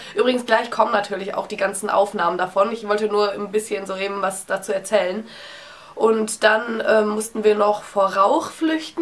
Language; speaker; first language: German; native; German